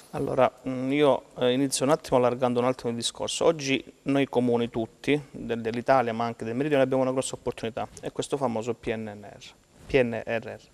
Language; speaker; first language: Italian; native; Italian